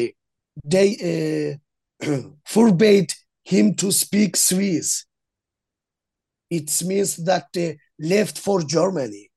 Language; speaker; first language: English; non-native, learner; Azerbaijani